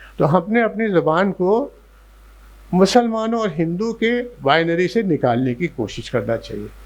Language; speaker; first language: Urdu; native; Urdu